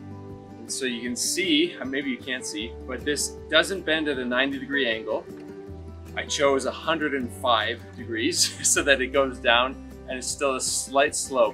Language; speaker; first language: English; native; English